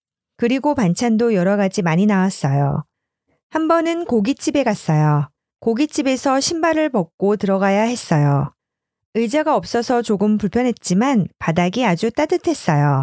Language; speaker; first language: Korean; non-native, learner; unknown